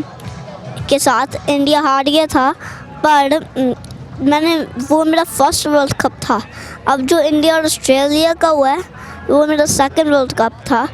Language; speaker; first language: Hindi; early bilingual, heritage; Hindi